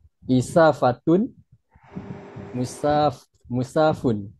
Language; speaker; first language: Arabic; non-native, learner; Indonesian